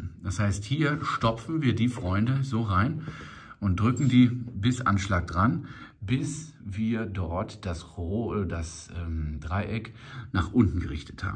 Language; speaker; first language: German; native; German